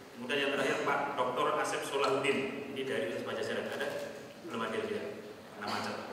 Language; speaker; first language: Indonesian; native; Indonesian